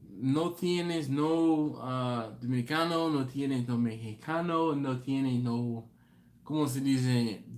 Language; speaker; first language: Spanish; non-native, learner; English